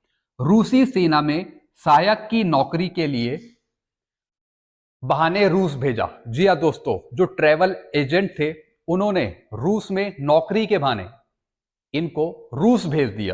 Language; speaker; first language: Hindi; native; Hindi